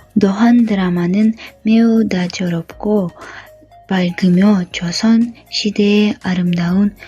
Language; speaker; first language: Korean; non-native, learner; Russian